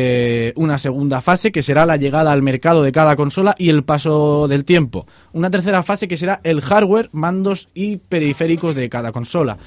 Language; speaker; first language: Spanish; native; Spanish